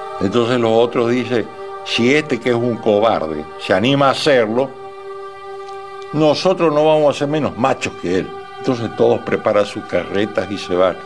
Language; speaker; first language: Spanish; native; Spanish